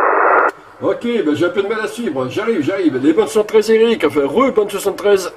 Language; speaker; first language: French; native; French